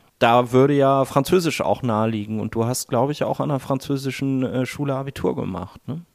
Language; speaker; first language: German; native; German